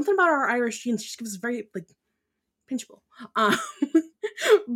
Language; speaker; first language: English; non-native, local second language; Irish